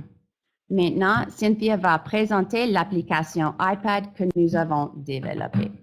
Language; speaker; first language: French; non-native, fluent; English